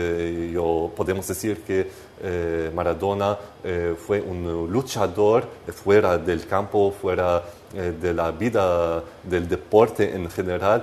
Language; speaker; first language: Spanish; non-native, fluent; Arabic